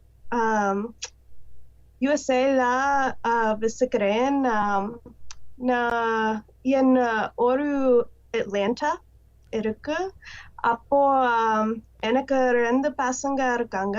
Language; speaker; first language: Tamil; non-native, learner; English